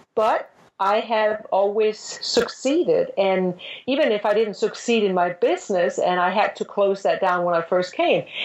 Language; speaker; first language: English; non-native, fluent; Danish